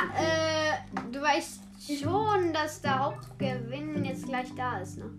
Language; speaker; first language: German; native; German